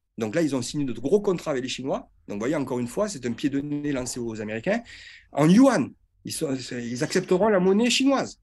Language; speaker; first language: French; native; French